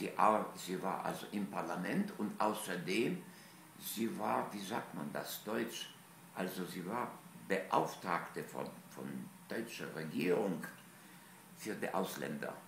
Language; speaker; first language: German; non-native, fluent; Polish